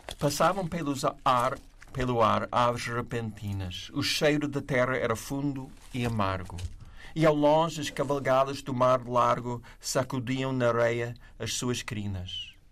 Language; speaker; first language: Portuguese; non-native, fluent; English